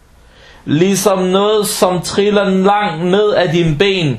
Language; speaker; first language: Danish; early bilingual, other home language; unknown